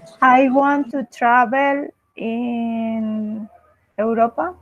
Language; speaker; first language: English; non-native, learner; Spanish